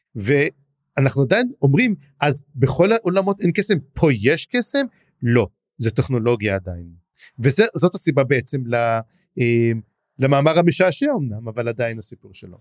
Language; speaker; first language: Hebrew; native; Hebrew